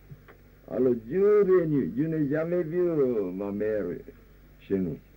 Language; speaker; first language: French; non-native, fluent; Japanese